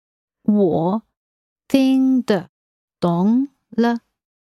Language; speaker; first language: Chinese; non-native, learner; English